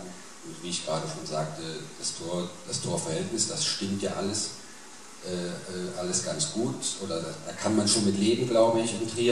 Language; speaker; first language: German; native; German